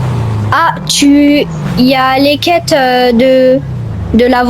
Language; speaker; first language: French; native; French